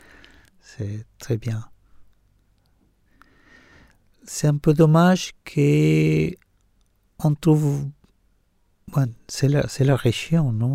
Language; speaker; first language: French; non-native, fluent; Spanish